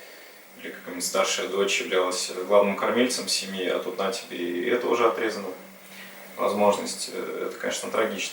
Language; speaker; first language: Russian; native; Russian